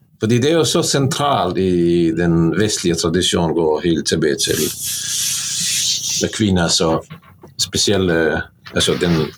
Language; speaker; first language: Norwegian; non-native, fluent; Bosnian